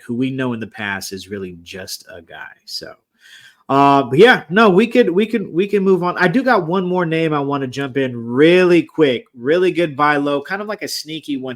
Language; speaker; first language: English; native; English